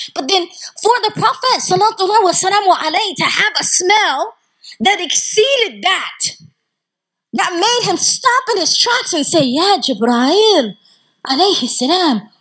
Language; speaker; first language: English; native; English